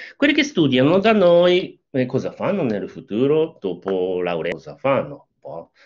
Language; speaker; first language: Italian; non-native, fluent; Japanese